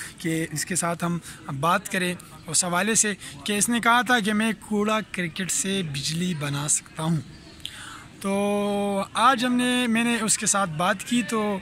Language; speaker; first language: Urdu; non-native, local second language; Pashto